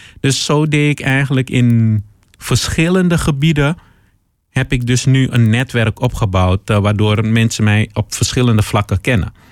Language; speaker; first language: Dutch; early bilingual, other home language; Papiamento